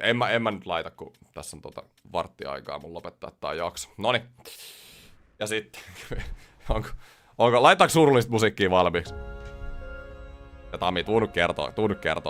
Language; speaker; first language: Finnish; native; Finnish